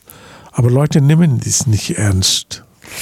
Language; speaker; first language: German; non-native, learner; Bangla